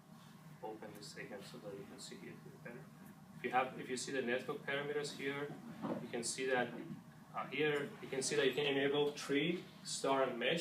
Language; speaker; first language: English; non-native, fluent; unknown